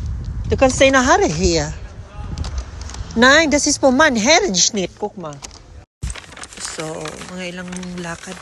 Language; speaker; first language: German; non-native, learner; Filipino